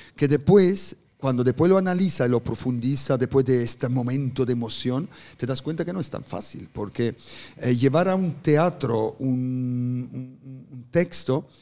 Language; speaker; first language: Spanish; non-native, fluent; German